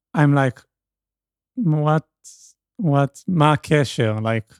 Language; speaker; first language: English; non-native, learner; Hebrew